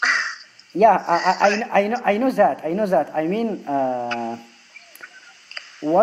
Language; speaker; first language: English; non-native, learner; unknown